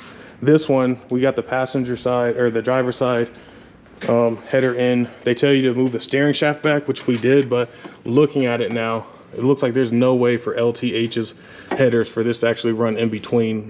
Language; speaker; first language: English; native; English